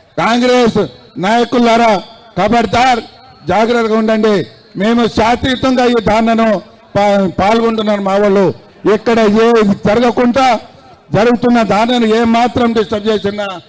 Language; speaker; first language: Telugu; non-native, local second language; Lambadi